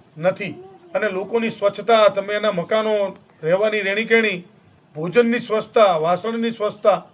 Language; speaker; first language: Gujarati; native; Gujarati